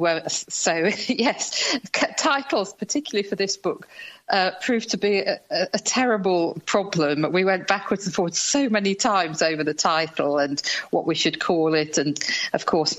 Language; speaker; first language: English; native; English